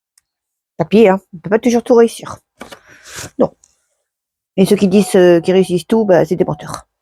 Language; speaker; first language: French; native; French